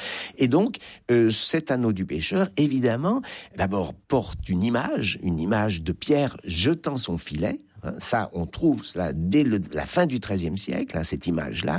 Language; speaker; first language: French; native; French